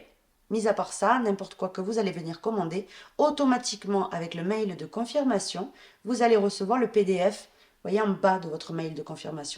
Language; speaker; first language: French; native; French